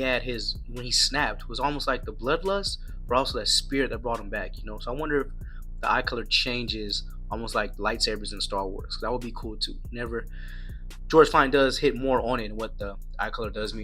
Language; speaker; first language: English; native; English